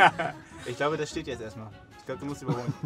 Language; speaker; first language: German; native; German